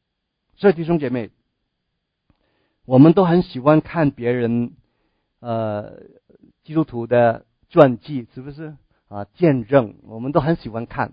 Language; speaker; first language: Chinese; native; Chinese